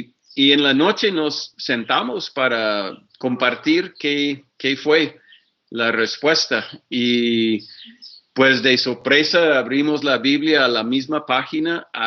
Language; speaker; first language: Spanish; non-native, fluent; English